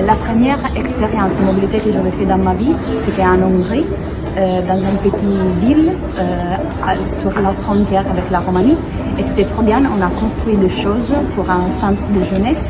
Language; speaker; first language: French; non-native, fluent; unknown